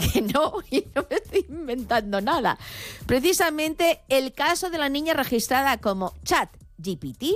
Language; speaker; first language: Spanish; native; Spanish